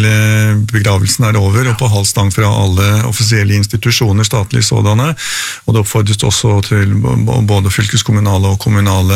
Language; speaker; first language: Norwegian; native; Norwegian